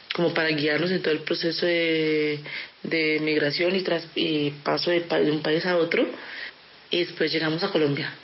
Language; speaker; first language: Spanish; early bilingual, other home language; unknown